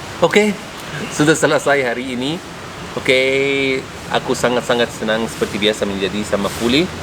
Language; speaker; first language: Indonesian; non-native, fluent; Arabic